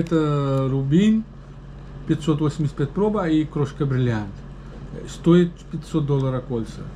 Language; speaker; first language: Russian; non-native, learner; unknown